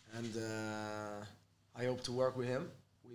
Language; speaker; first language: English; non-native, fluent; Italian